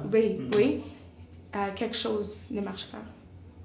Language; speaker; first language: French; non-native, local second language; English